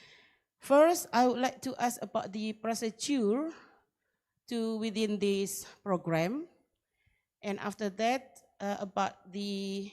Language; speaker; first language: English; non-native, learner; Indonesian